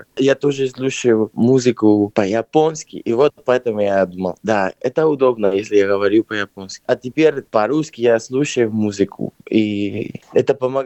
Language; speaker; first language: Russian; non-native, fluent; Spanish